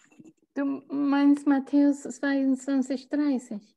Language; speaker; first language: German; non-native, fluent; Spanish